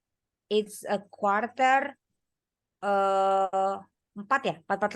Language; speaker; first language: English; non-native, learner; Indonesian